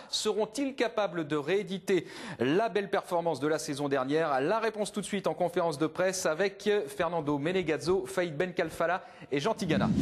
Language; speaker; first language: French; native; French